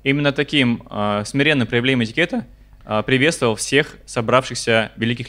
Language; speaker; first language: Russian; native; Russian